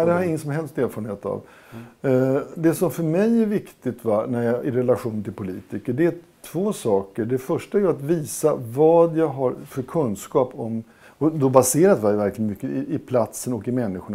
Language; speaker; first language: Swedish; native; Swedish